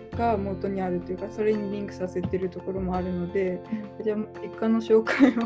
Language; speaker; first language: Japanese; native; Japanese